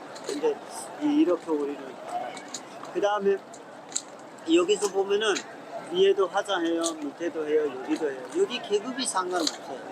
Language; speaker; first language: Korean; non-native, fluent; Hindi